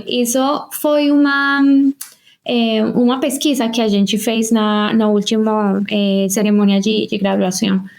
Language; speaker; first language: Portuguese; non-native, fluent; Spanish